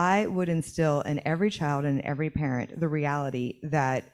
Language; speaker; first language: English; native; English